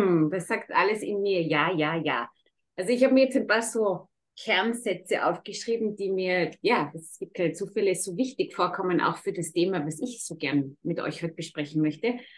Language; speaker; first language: German; native; German